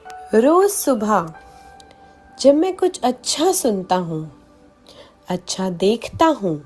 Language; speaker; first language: Hindi; native; Hindi